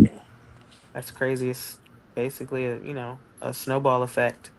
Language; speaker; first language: English; native; English